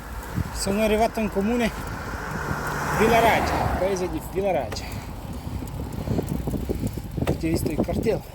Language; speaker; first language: Italian; non-native, fluent; Romanian